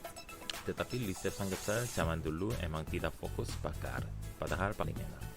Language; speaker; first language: Indonesian; non-native, fluent; Korean